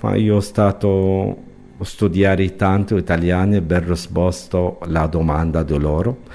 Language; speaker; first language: Italian; non-native, learner; Arabic